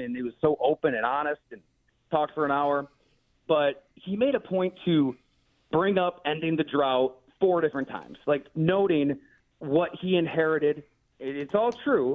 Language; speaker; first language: English; native; English